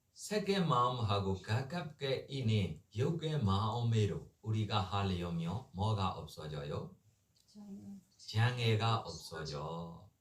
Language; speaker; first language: Korean; non-native, learner; Burmese